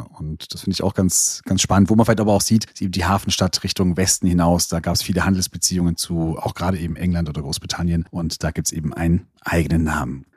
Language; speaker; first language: German; native; German